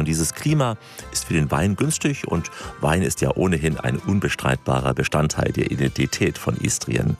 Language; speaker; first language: German; native; German